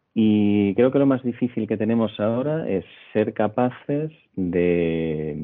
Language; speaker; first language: Spanish; native; Spanish